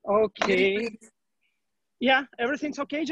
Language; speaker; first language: English; non-native, learner; Ukrainian